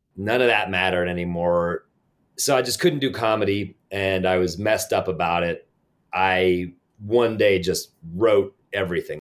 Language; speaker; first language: English; native; English